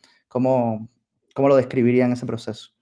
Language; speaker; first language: Spanish; native; Spanish